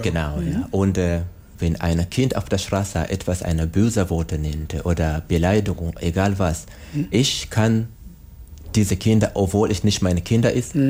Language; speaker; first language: German; non-native, learner; Swahili